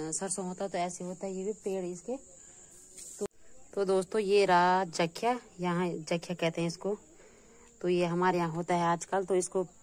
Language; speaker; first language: Hindi; native; Hindi